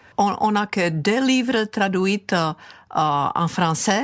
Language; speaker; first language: French; non-native, fluent; Czech